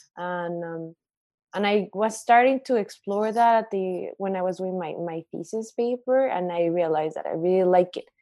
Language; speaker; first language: English; non-native, fluent; Spanish